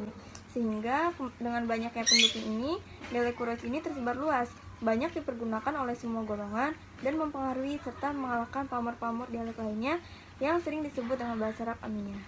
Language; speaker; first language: Indonesian; native; Indonesian